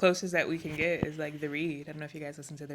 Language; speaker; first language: English; native; English